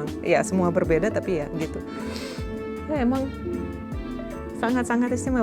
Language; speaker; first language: Indonesian; non-native, fluent; Russian